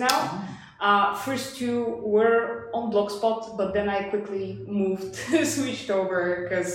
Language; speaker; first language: English; non-native, fluent; Bulgarian